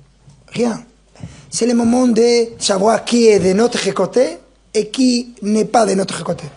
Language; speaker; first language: French; non-native, fluent; Spanish